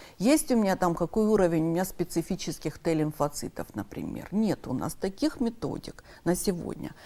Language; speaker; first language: Russian; native; Russian